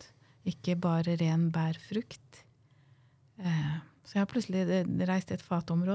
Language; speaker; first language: Norwegian; native; Norwegian